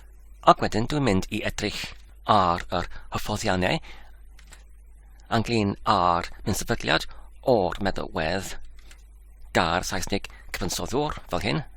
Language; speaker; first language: Welsh; non-native, learner; English